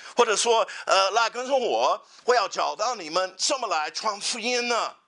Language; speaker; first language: Chinese; non-native, fluent; English